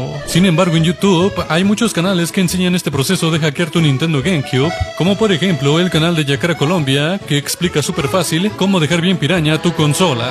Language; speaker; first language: Spanish; native; Spanish